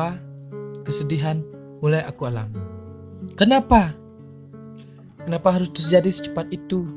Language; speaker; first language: Indonesian; native; Indonesian